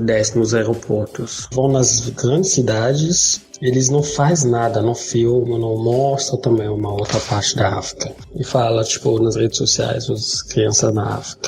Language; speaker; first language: Portuguese; non-native, fluent; French